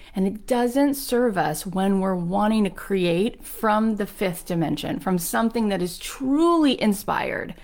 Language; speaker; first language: English; native; English